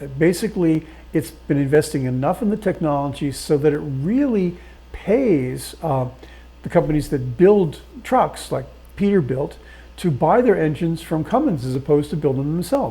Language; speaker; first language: English; native; English